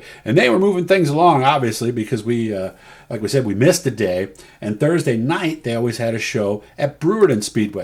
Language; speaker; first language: English; native; English